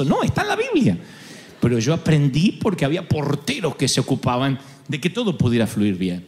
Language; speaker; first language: Spanish; native; Spanish